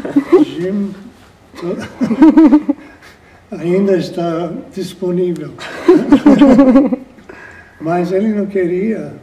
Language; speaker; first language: Portuguese; non-native, fluent; English